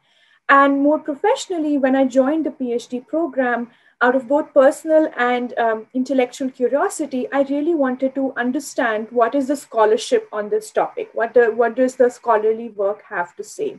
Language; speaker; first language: English; non-native, local second language; Hindi